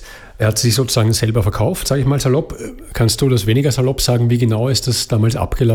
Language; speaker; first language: German; native; German